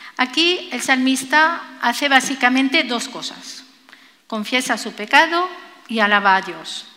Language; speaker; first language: Spanish; non-native, fluent; French